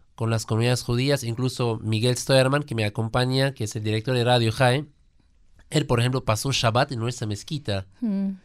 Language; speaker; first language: Spanish; non-native, fluent; German